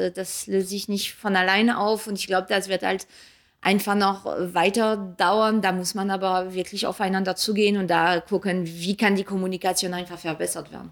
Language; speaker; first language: German; early bilingual, other home language; French